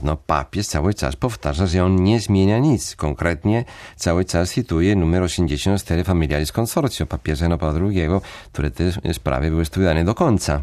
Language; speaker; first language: Polish; non-native, fluent; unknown